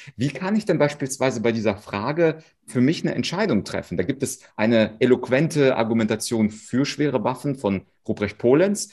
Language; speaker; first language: German; early bilingual, other home language; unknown